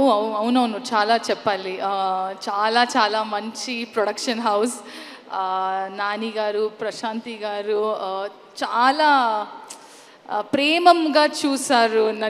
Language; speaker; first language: Telugu; non-native, learner; Kannada